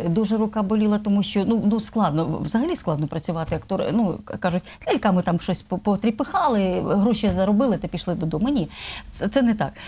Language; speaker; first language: Ukrainian; native; Ukrainian